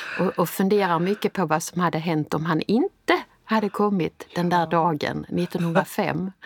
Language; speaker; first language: Swedish; native; Swedish